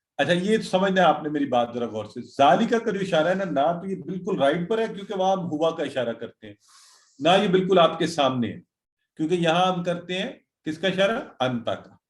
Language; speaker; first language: Urdu; native; Urdu